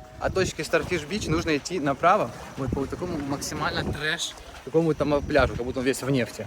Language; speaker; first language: Russian; native; Russian